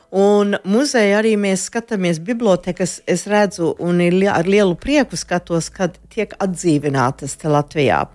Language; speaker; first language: Latvian; early bilingual, heritage; Latvian